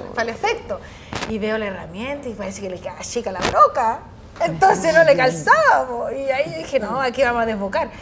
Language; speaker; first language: Spanish; native; Spanish